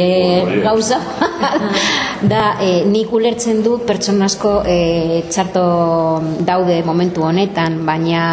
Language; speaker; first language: Basque; non-native, local second language; Spanish